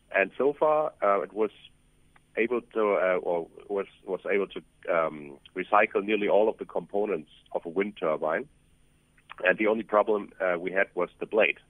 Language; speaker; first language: English; non-native, fluent; German